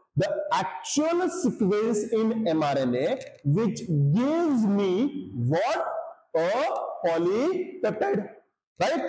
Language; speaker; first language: English; non-native, local second language; Marathi